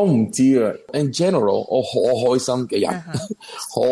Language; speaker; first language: Cantonese; non-native, learner; Spanish